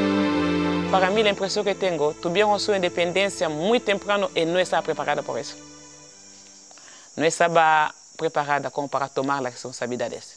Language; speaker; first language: Spanish; non-native, fluent; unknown